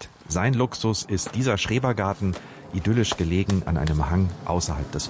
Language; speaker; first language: German; native; German